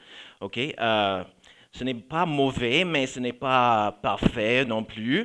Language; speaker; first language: French; non-native, fluent; English